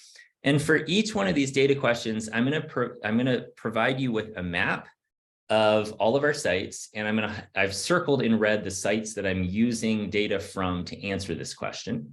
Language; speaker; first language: English; native; English